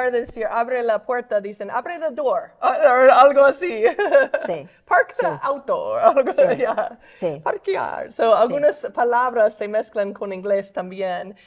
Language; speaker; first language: Spanish; non-native, fluent; English